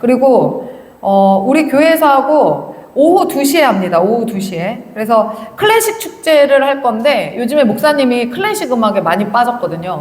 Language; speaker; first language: Korean; native; Korean